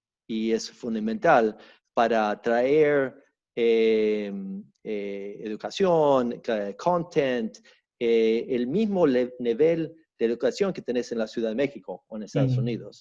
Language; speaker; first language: Spanish; early bilingual, heritage; Spanish